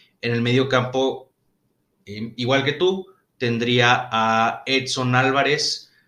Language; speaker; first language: Spanish; native; Spanish